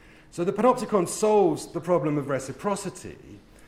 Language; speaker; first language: English; native; English